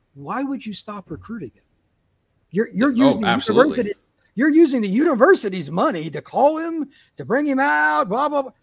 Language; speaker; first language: English; native; English